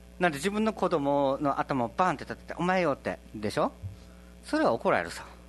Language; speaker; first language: Japanese; native; Japanese